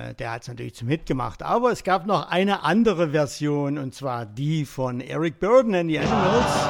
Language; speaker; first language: German; native; German